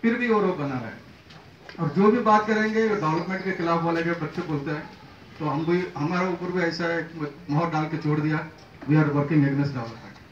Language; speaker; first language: Hindi; non-native, local second language; Telugu